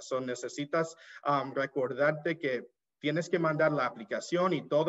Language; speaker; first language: Spanish; early bilingual, heritage; Spanish